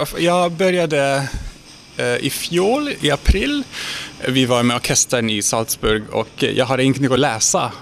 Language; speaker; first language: Swedish; non-native, fluent; Hungarian